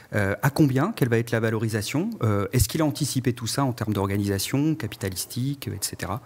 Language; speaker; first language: French; native; French